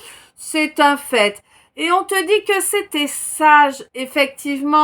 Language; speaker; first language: French; native; French